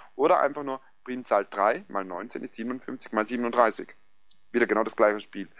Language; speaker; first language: German; early bilingual, other home language; Greek